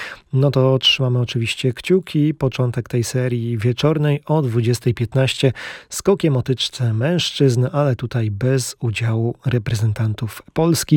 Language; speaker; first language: Polish; native; Polish